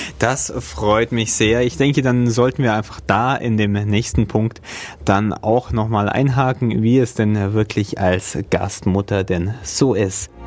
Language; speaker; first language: German; native; German